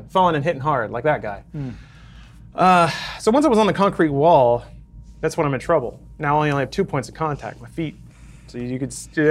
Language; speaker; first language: English; native; English